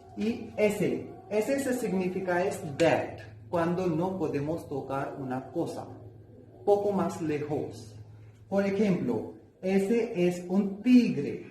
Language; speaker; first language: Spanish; non-native, learner; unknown